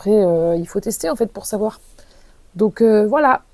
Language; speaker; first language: French; native; French